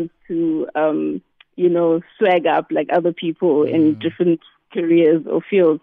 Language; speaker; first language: English; non-native, local second language; Southern Sotho